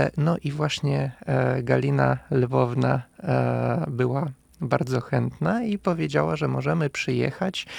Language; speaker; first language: Polish; non-native, fluent; Russian